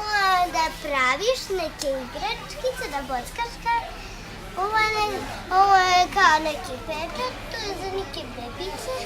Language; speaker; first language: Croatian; early bilingual, heritage; Croatian